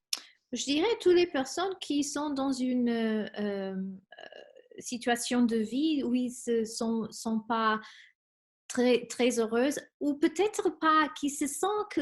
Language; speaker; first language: French; non-native, fluent; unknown